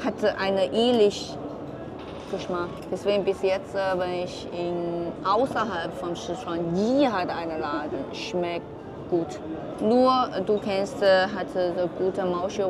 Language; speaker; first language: German; non-native, learner; Chinese